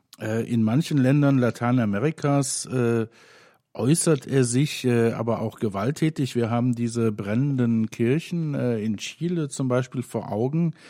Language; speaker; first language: German; native; German